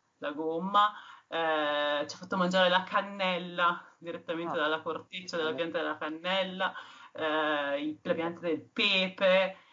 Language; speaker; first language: Italian; native; Italian